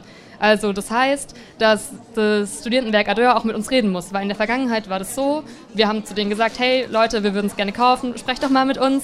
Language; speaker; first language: German; native; German